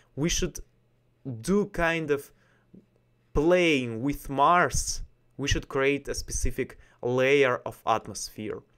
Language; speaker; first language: English; non-native, learner; Russian